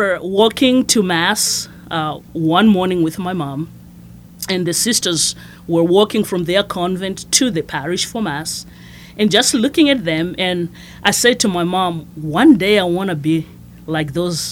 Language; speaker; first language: English; non-native, local second language; Shona